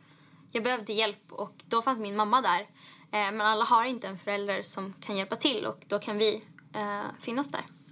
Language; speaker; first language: Swedish; native; Swedish